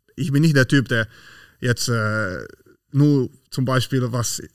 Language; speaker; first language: German; non-native, fluent; Slovak